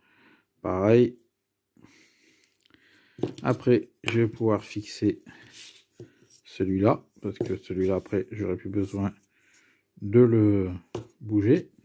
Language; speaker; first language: French; native; French